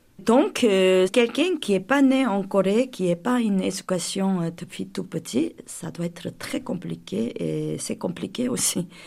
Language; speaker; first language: French; non-native, fluent; Korean